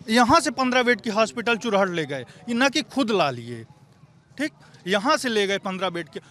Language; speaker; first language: Hindi; native; Hindi